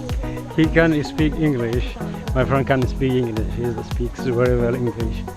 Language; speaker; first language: English; non-native, learner; Finnish